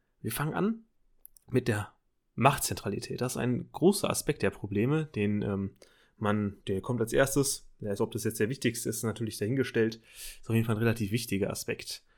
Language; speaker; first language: German; native; German